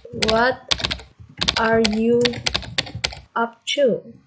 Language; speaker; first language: English; non-native, learner; Indonesian